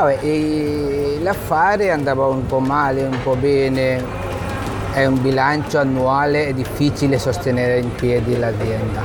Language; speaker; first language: Italian; non-native, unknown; Bangla